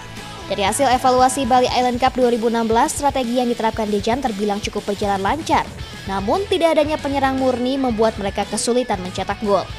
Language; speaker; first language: Indonesian; native; Indonesian